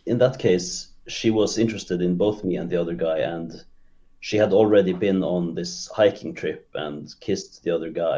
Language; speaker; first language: English; non-native, fluent; Norwegian